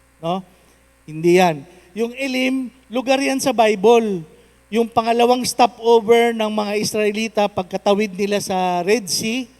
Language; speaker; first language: Filipino; non-native, local second language; Cebuano